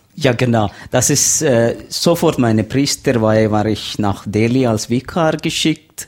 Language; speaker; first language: German; non-native, learner; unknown